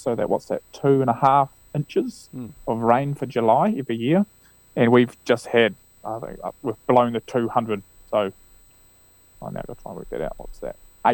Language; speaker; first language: English; native; English